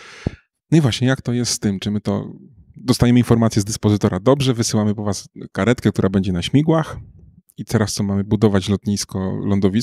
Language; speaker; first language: Polish; native; Polish